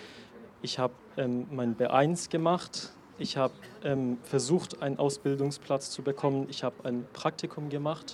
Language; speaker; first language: German; non-native, learner; Persian